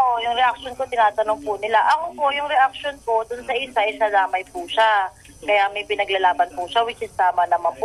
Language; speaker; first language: Filipino; native; Filipino